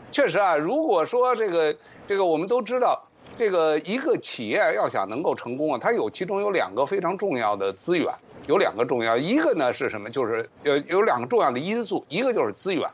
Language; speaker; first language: Chinese; native; Chinese